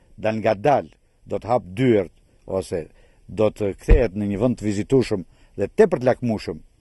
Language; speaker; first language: Albanian; native; Albanian